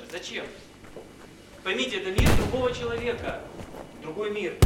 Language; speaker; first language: Russian; native; Russian